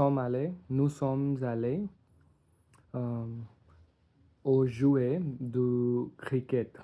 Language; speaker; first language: French; non-native, learner; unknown